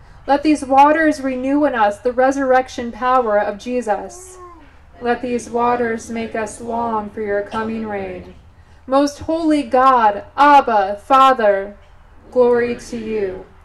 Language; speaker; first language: English; native; English